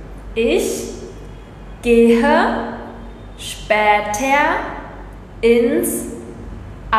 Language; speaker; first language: German; early bilingual, other home language; Vietnamese